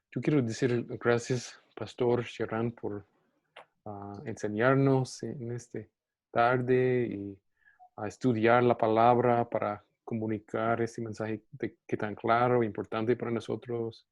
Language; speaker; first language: Spanish; non-native, fluent; English